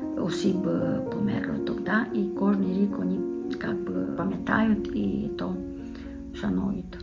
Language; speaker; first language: Ukrainian; non-native, local second language; Romanian